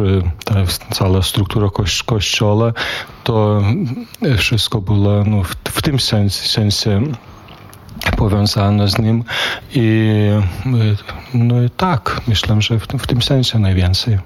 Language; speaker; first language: Polish; non-native, fluent; Lithuanian